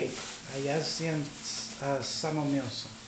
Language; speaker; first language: Polish; early bilingual, heritage; English